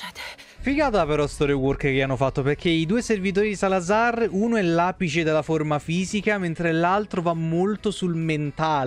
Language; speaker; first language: Italian; native; Italian